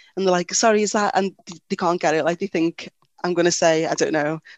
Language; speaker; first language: English; native; English